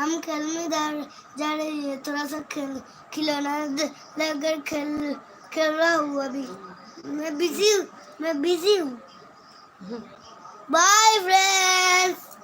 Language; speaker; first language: Hindi; non-native, local second language; Bangla